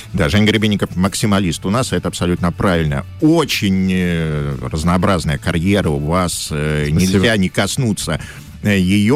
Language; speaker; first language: Russian; native; Russian